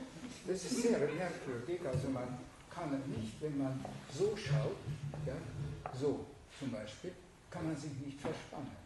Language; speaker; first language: German; non-native, fluent; Hungarian